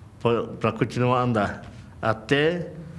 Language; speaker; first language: Portuguese; non-native, local second language; Yanomámi